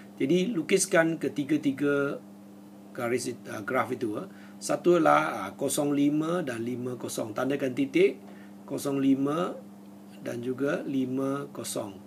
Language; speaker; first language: Malay; non-native, local second language; Chinese